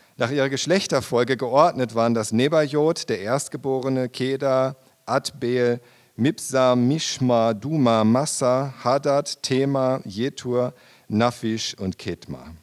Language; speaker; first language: German; native; German